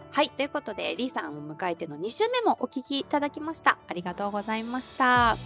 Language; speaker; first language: Japanese; native; Japanese